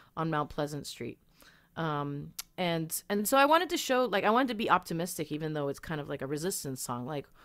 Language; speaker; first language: English; early bilingual, other home language; Spanish